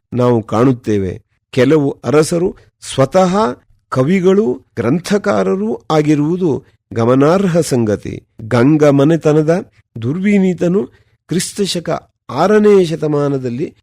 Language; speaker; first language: Kannada; native; Kannada